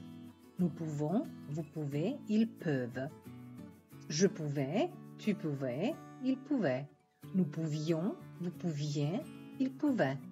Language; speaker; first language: French; non-native, fluent; Italian